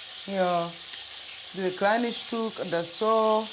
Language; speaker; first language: German; non-native, learner; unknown